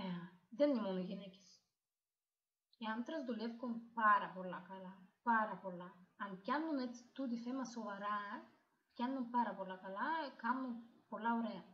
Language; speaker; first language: Greek; non-native, learner; Russian